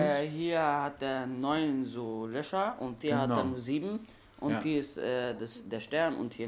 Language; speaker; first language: German; early bilingual, other home language; Arabic